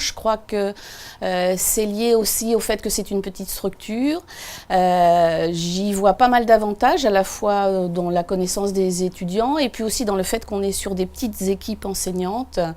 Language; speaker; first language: French; native; French